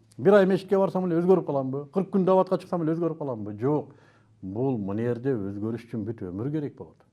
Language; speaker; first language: Kyrgyz; native; Kyrgyz